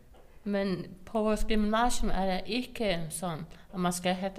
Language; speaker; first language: Danish; non-native, local second language; Faroese